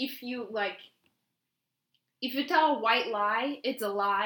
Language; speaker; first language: English; non-native, fluent; Portuguese